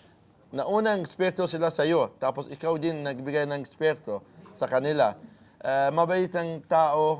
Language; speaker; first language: Filipino; non-native, learner; Arabic